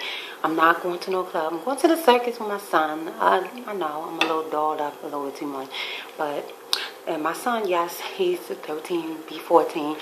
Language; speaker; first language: English; native; English